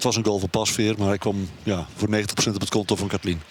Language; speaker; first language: Dutch; native; Dutch